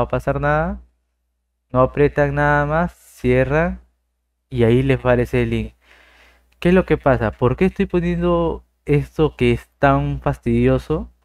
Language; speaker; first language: Spanish; native; Spanish